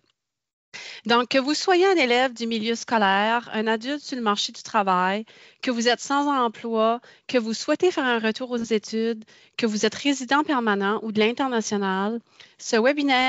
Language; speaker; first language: French; native; French